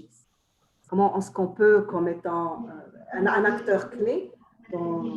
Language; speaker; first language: French; non-native, local second language; Arabic